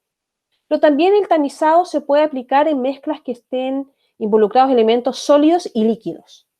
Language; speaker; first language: Spanish; native; Spanish